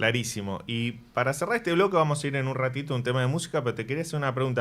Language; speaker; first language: Spanish; native; Spanish